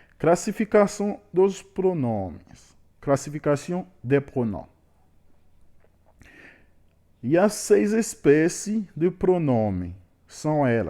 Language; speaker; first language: Portuguese; non-native, learner; Haitian Creole